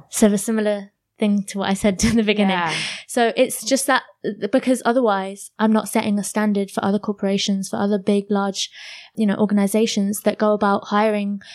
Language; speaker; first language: English; native; English